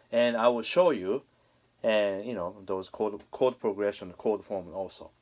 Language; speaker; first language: English; non-native, fluent; Japanese